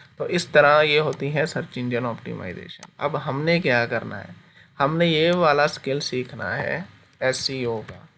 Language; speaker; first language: Urdu; non-native, local second language; Punjabi